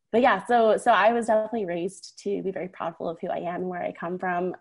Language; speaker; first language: English; early bilingual, other home language; Persian